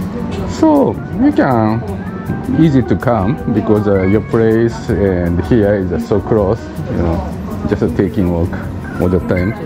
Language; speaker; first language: English; non-native, learner; Japanese